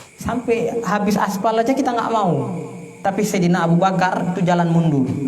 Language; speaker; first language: Indonesian; non-native, local second language; Achinese